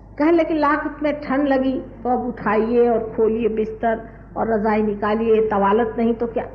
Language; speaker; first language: Hindi; non-native, local second language; Marathi